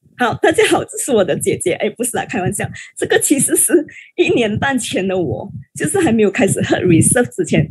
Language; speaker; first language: Chinese; native; Chinese